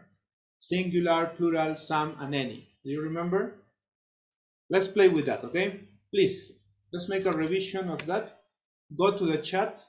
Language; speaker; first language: English; non-native, fluent; Spanish